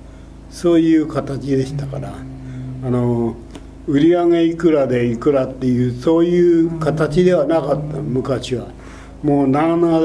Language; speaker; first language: Japanese; native; Japanese